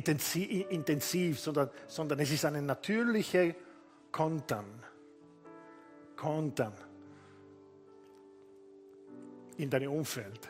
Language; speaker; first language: German; non-native, fluent; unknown